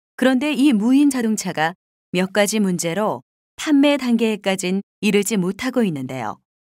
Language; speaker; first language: Korean; native; Korean